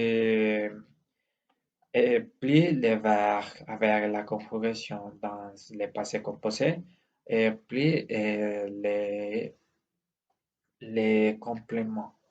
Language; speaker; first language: French; non-native, learner; Spanish